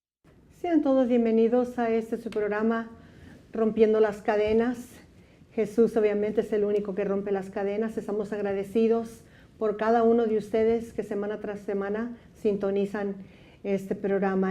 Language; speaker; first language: Spanish; native; Spanish